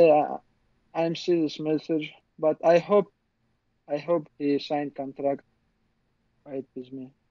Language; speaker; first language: English; non-native, learner; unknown